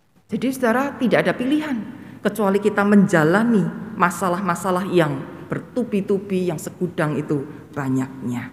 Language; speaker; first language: Indonesian; native; Indonesian